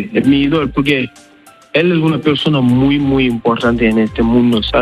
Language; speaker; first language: Spanish; non-native, learner; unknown